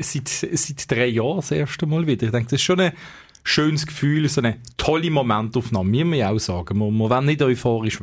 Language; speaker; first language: German; native; German